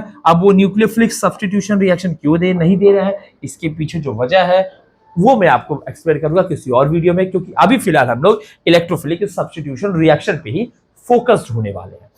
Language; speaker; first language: Hindi; native; Hindi